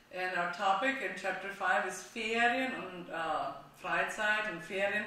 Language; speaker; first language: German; non-native, fluent; Italian